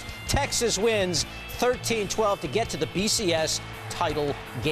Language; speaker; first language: English; native; English